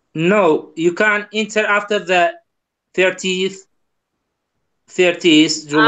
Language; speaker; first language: English; non-native, learner; Kurdish